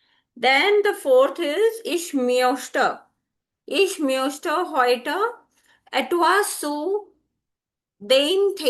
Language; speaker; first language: German; non-native, fluent; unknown